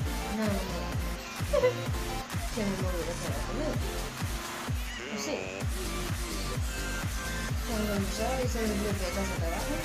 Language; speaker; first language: Spanish; early bilingual, heritage; Spanish